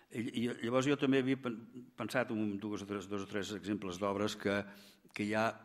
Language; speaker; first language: Catalan; native; Catalan